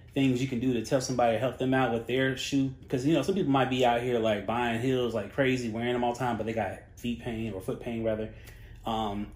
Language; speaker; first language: English; native; English